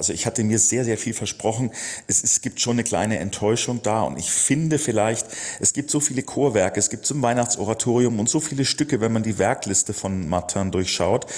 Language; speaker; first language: German; native; German